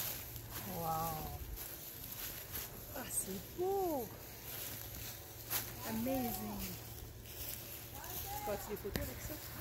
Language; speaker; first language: French; native; French